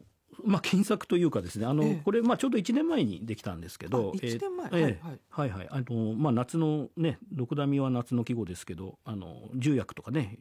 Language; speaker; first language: Japanese; native; Japanese